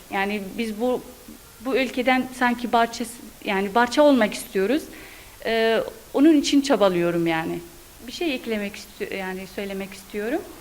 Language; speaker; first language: Turkish; non-native, learner; Arabic